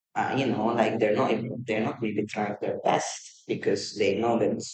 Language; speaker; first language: English; non-native, fluent; Maltese